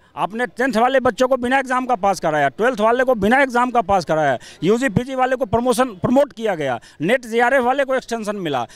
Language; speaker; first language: Hindi; native; Hindi